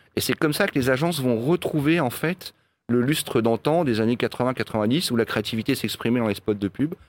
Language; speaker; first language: French; native; French